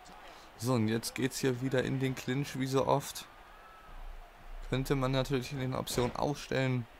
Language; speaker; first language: German; native; German